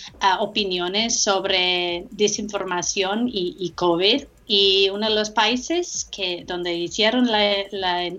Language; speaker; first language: Spanish; non-native, fluent; English